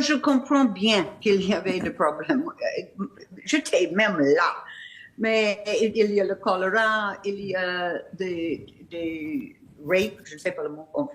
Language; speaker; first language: French; non-native, fluent; English